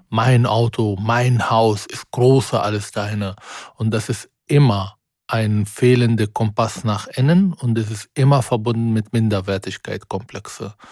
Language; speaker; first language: German; non-native, fluent; Arabic